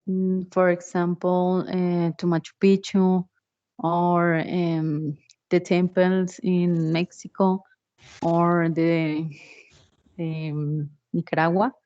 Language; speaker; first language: English; non-native, learner; Spanish